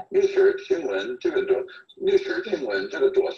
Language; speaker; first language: Chinese; non-native, fluent; English